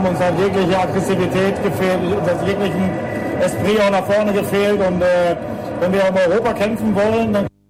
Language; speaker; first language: German; native; German